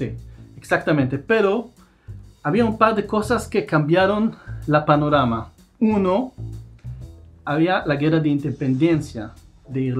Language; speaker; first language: Spanish; non-native, fluent; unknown